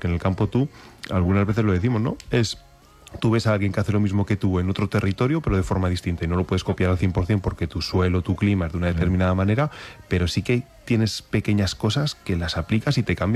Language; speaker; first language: Spanish; native; Spanish